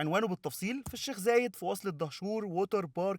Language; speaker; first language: Arabic; native; Arabic